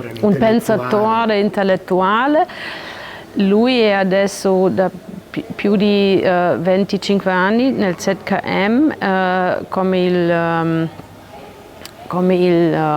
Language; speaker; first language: Italian; non-native, learner; German